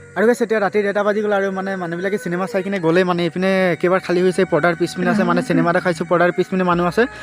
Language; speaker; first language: Assamese; non-native, local second language; Bhojpuri